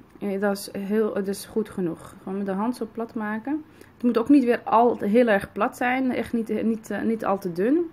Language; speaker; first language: Dutch; early bilingual, other home language; Arabic